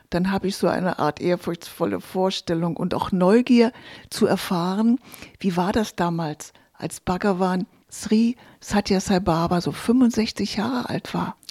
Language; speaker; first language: German; native; German